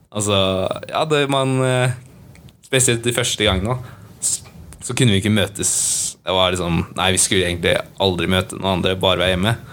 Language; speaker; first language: Norwegian; native; Norwegian